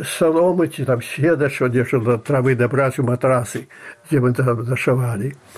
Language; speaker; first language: Russian; non-native, local second language; Belarusian